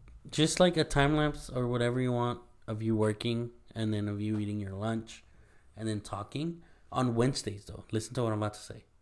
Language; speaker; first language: English; early bilingual, other home language; Spanish